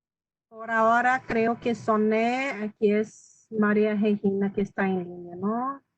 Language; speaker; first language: Spanish; non-native, fluent; Portuguese